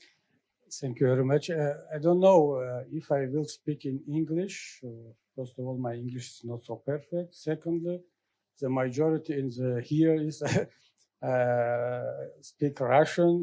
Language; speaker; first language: English; non-native, learner; Tajik